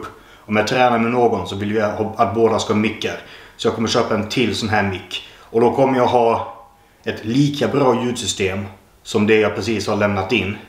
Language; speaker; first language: Swedish; native; Swedish